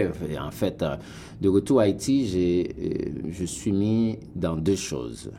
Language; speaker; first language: French; non-native, local second language; Haitian Creole